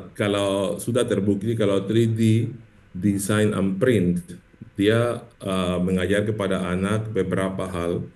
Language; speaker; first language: Indonesian; non-native, fluent; English